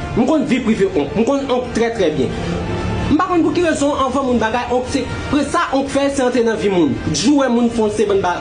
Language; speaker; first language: Haitian Creole; native; Haitian Creole